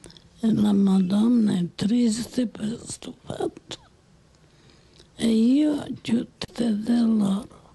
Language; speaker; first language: Italian; non-native, local second language; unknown